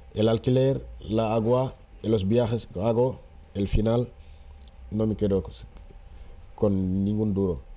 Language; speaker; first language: Spanish; non-native, fluent; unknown